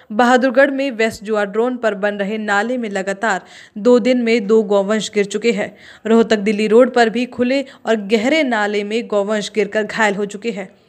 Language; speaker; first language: Hindi; native; Hindi